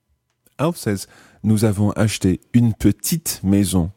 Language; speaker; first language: French; non-native, fluent; English